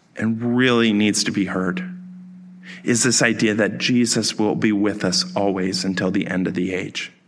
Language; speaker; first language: English; native; English